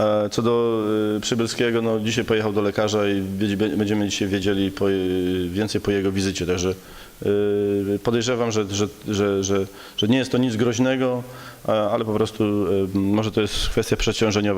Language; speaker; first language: Polish; native; Polish